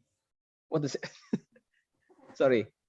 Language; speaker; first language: English; non-native, learner; Indonesian